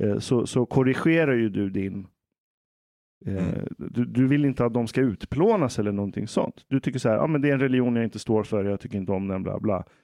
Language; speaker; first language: Swedish; early bilingual, other home language; Persian